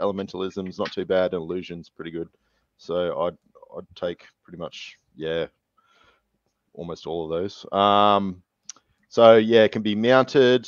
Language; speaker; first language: English; native; English